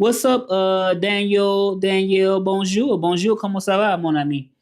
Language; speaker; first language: French; non-native, learner; English